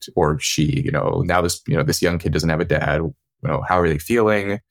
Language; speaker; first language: English; native; English